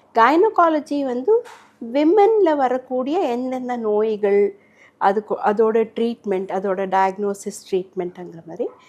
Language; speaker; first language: Tamil; native; Tamil